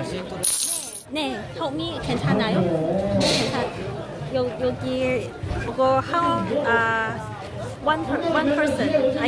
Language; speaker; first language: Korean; non-native, learner; Cantonese